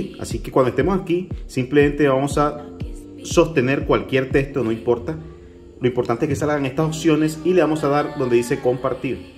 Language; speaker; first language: Spanish; native; Spanish